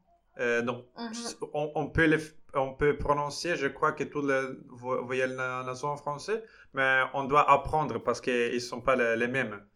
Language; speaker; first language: French; non-native, fluent; Portuguese